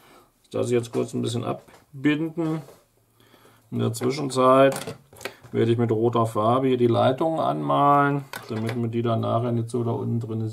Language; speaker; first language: German; native; German